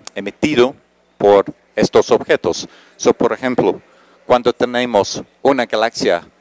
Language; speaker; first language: Spanish; non-native, fluent; English